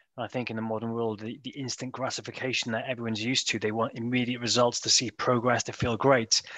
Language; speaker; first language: English; native; English